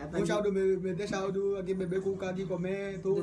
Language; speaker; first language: Vietnamese; non-native, learner; Portuguese